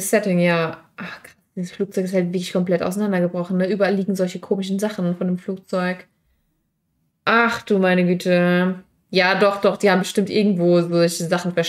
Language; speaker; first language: German; native; German